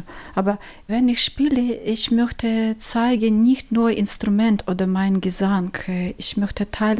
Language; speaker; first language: German; non-native, learner; Ukrainian